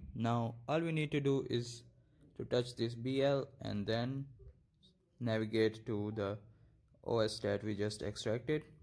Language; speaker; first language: English; non-native, local second language; Urdu